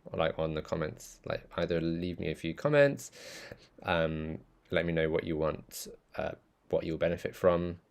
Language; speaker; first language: English; early bilingual, other home language; Tamil